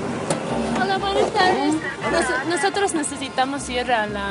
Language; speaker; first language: Spanish; non-native, learner; English